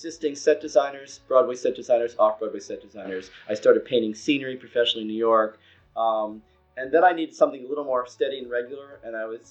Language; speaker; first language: English; native; English